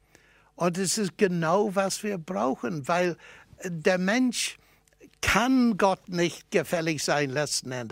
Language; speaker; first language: German; non-native, fluent; English